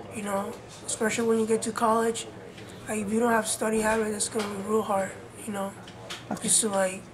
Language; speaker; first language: English; early bilingual, other home language; Spanish